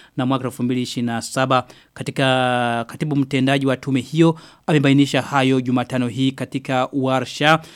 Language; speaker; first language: Swahili; non-native, local second language; Rundi